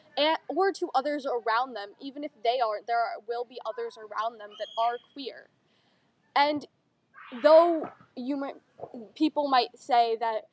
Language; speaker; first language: English; native; English